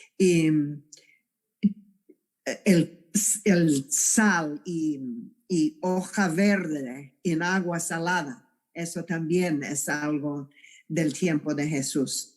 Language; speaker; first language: Spanish; non-native, fluent; English